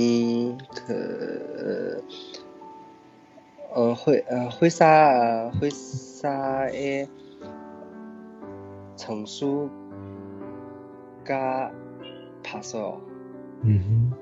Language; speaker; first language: Korean; non-native, learner; Chinese